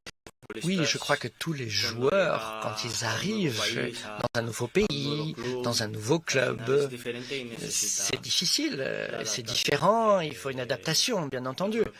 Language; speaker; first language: French; non-native, fluent; Spanish